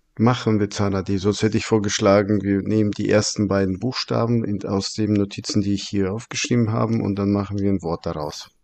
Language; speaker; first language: German; early bilingual, other home language; Russian